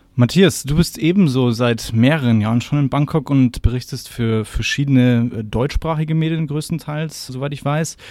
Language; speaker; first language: German; native; German